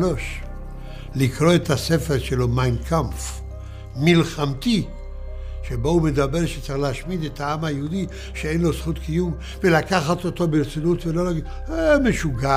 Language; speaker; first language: Hebrew; early bilingual, other home language; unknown